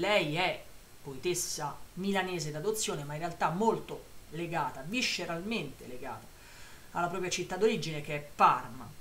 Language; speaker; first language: Italian; native; Italian